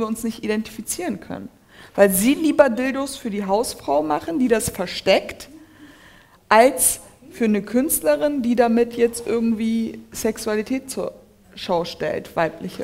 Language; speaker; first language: German; early bilingual, other home language; Turkish